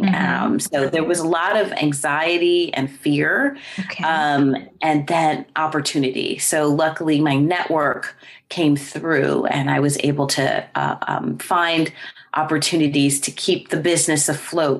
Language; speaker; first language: English; native; English